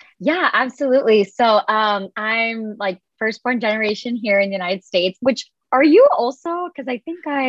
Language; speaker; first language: English; native; English